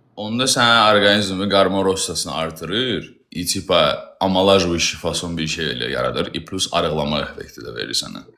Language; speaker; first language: Azerbaijani; native; Azerbaijani